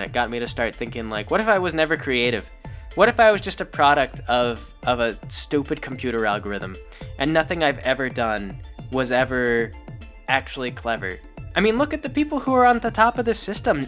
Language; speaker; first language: English; native; English